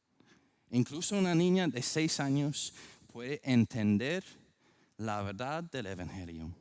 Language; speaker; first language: Spanish; non-native, fluent; English